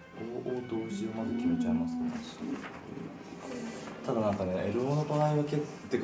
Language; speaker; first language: Japanese; native; Japanese